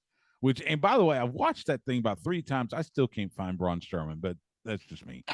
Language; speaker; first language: English; native; English